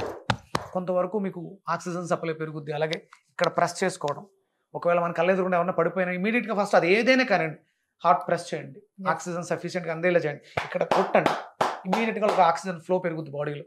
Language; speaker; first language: Telugu; native; Telugu